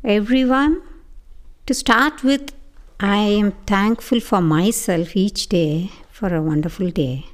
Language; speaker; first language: English; non-native, local second language; Tamil